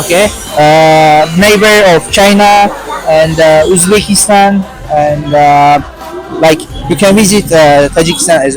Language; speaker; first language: English; non-native, learner; Persian